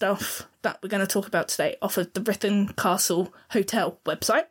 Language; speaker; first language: English; native; English